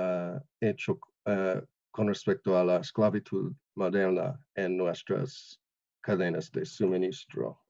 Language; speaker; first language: Spanish; non-native, learner; English